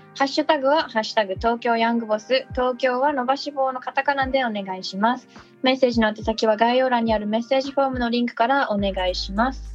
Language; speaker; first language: Japanese; native; Japanese